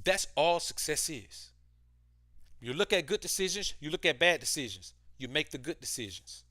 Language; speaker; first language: English; native; English